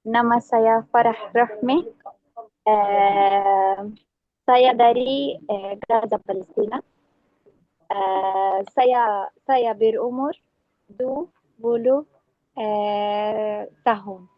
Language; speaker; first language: Indonesian; non-native, learner; Arabic